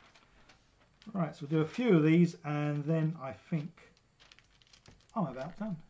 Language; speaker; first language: English; native; English